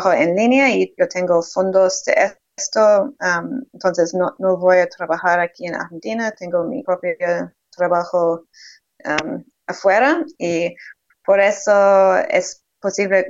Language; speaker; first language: Spanish; non-native, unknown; English